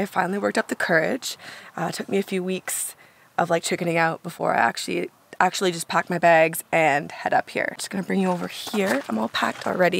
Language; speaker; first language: English; native; English